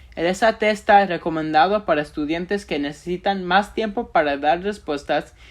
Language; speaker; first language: Spanish; early bilingual, other home language; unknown